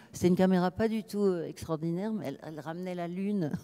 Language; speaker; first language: French; native; French